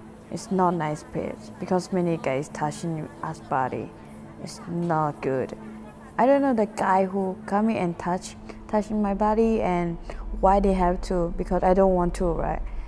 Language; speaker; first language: English; non-native, learner; Akha